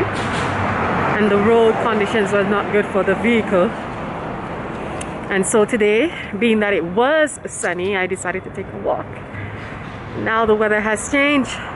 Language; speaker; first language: English; native; English